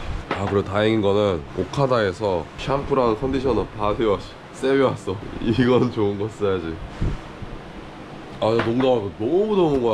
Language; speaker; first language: Korean; native; Korean